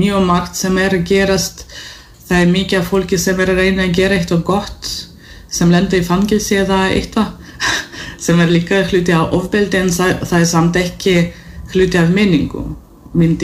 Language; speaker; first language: Icelandic; non-native, fluent; Russian